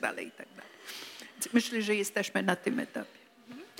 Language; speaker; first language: Polish; non-native, fluent; Italian